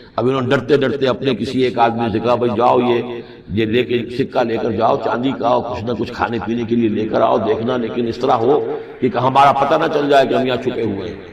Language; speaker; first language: Urdu; native; Urdu